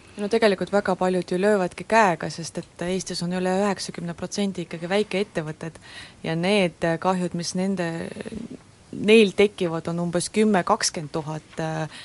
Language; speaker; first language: Estonian; non-native, local second language; Russian